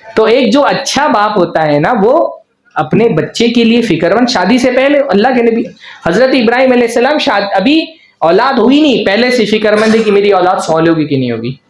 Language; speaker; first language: Urdu; native; Urdu